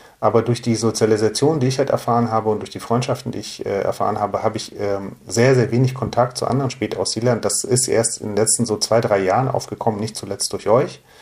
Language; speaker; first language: German; early bilingual, other home language; Russian